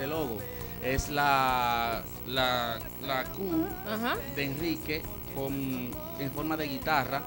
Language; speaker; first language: Spanish; native; Spanish